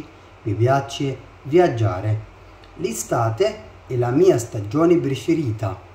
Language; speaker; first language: Italian; non-native, fluent; Arabic